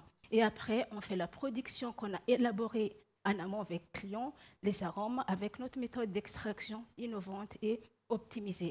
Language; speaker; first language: French; non-native, local second language; Malagasy